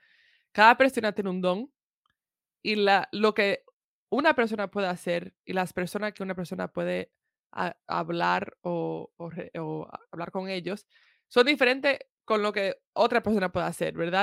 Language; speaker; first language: Spanish; early bilingual, heritage; Spanish